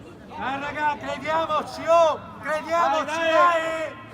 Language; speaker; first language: Italian; native; Italian